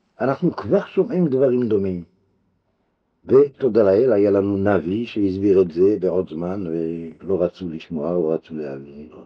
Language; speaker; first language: Hebrew; non-native, fluent; French